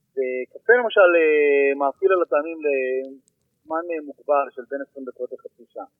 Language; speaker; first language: Hebrew; native; Hebrew